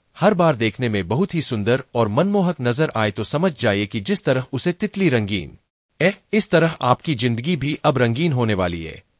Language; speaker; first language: Hindi; non-native, local second language; Gujarati